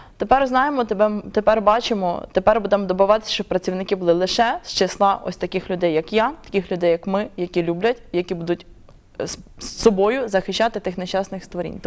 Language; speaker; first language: Ukrainian; native; Ukrainian